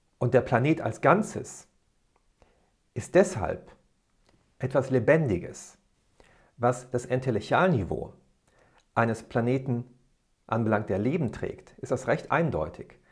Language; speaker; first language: German; native; German